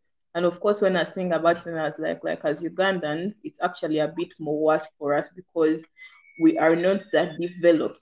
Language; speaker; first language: English; non-native, local second language; Ganda